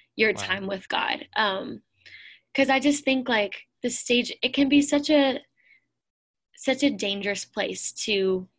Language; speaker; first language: English; native; English